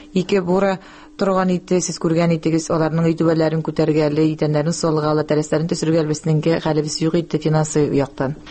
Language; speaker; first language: Tatar; native; Tatar